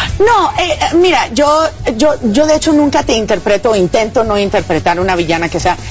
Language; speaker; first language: Spanish; early bilingual, heritage; English